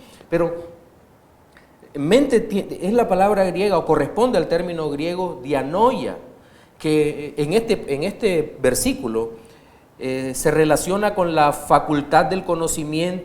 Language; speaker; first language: Spanish; native; Spanish